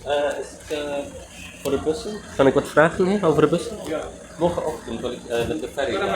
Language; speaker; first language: Dutch; non-native, learner; English